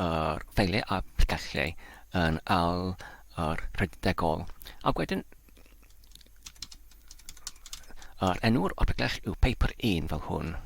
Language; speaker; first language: Welsh; non-native, learner; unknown